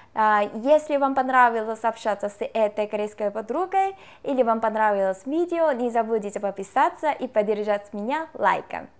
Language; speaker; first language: Russian; non-native, fluent; Korean